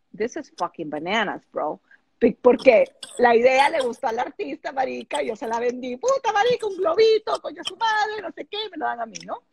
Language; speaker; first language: Spanish; native; Spanish